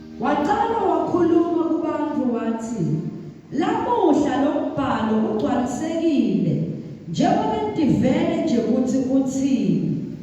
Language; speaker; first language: Zulu; non-native, local second language; Swati